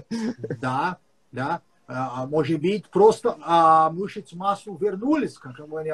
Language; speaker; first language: Russian; non-native, learner; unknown